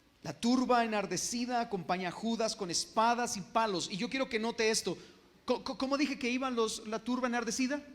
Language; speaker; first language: Spanish; native; Spanish